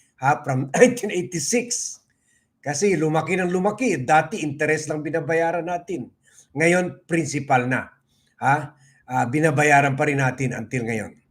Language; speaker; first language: Filipino; native; Filipino